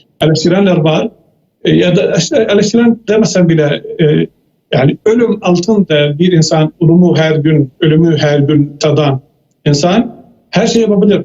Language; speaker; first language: Turkish; non-native, fluent; Arabic